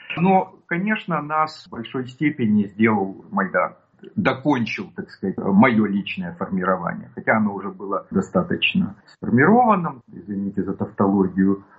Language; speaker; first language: Russian; native; Russian